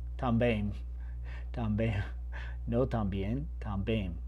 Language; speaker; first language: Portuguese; non-native, learner; English